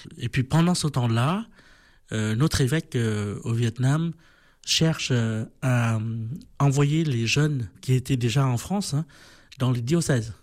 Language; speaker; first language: French; non-native, fluent; Vietnamese